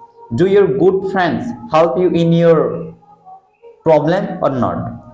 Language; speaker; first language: English; non-native, fluent; Hindi